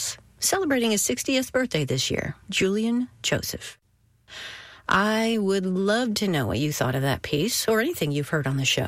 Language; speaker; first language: English; native; English